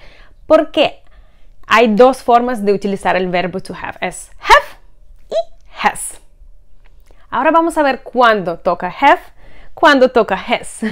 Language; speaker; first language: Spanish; non-native, fluent; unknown